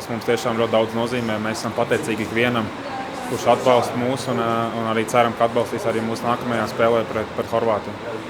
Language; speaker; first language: Latvian; native; Latvian